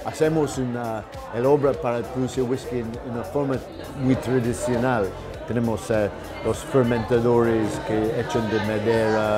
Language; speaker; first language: Spanish; non-native, learner; English